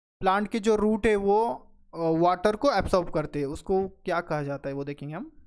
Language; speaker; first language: Hindi; non-native, local second language; Marathi